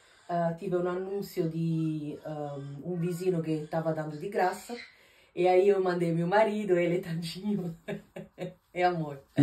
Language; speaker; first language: Portuguese; non-native, fluent; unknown